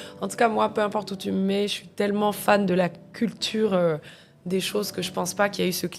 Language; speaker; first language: French; native; French